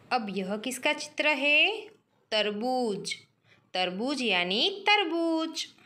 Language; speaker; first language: Hindi; non-native, local second language; Gujarati